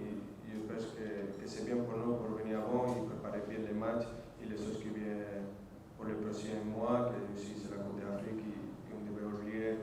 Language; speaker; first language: French; non-native, fluent; Spanish